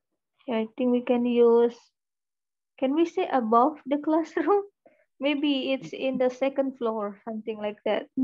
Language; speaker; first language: English; non-native, fluent; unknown